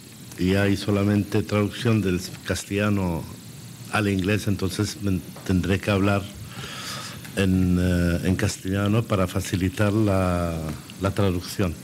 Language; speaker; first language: Spanish; non-native, fluent; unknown